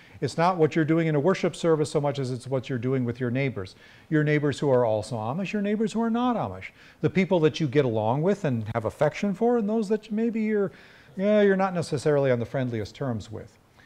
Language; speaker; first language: English; native; English